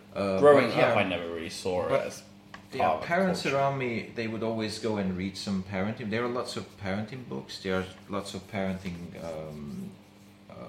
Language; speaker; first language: English; non-native, fluent; Arabic